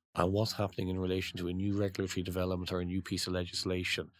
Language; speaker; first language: English; native; English